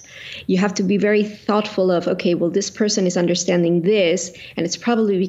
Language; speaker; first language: English; native; English